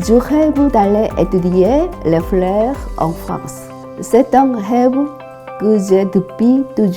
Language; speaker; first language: French; non-native, learner; Korean